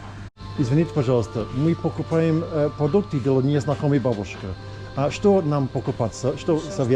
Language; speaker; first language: Russian; non-native, learner; English